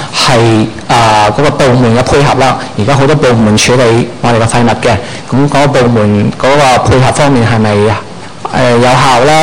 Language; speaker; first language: Cantonese; native; Cantonese